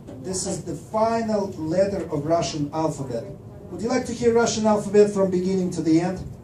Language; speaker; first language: English; non-native, fluent; Russian